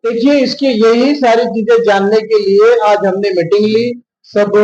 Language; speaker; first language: Hindi; non-native, local second language; Marathi